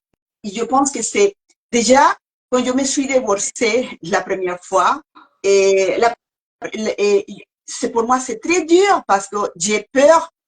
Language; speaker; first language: French; non-native, learner; Spanish